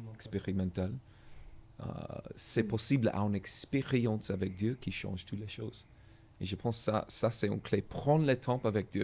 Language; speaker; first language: French; non-native, learner; English